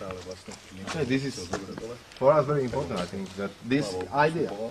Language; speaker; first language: English; non-native, learner; Slovak